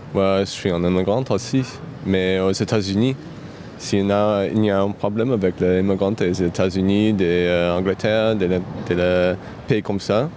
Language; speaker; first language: French; non-native, fluent; English